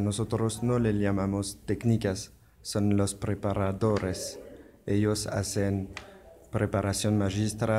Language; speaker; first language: Spanish; non-native, learner; French